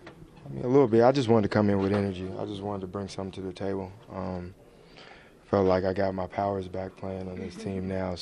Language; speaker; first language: English; native; English